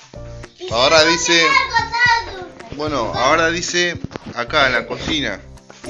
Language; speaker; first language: Spanish; native; Spanish